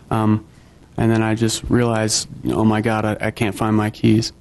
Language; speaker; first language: English; native; English